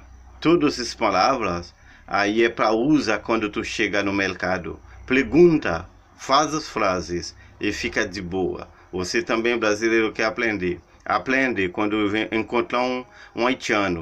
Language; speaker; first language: Portuguese; non-native, learner; Haitian Creole